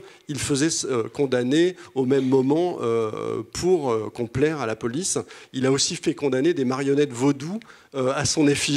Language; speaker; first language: French; native; French